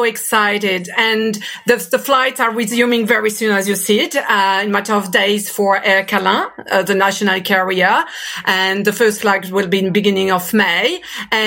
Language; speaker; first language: English; non-native, fluent; French